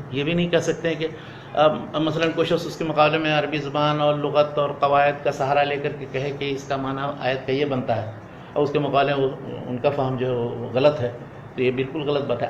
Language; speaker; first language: Urdu; native; Urdu